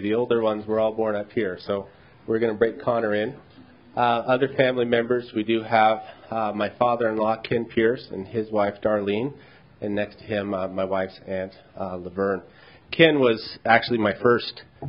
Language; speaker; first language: English; native; English